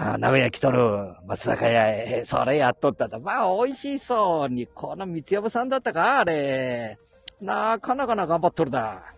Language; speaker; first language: Japanese; native; Japanese